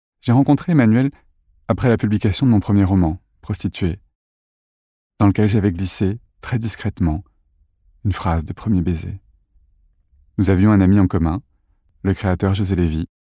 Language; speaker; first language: French; native; French